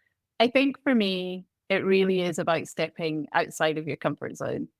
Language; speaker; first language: English; native; English